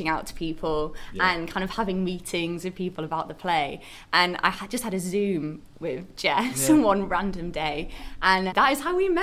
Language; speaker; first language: English; native; English